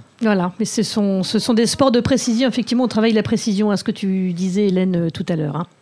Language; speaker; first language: French; native; French